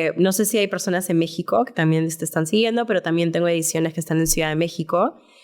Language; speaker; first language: Spanish; early bilingual, heritage; Spanish